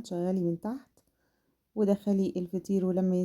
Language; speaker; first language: Arabic; native; Arabic